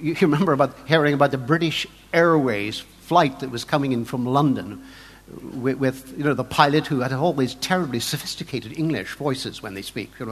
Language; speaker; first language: English; native; English